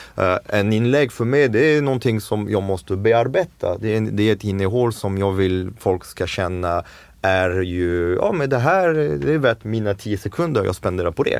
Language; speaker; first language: Swedish; non-native, fluent; French